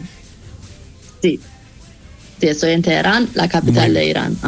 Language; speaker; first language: Spanish; non-native, fluent; Persian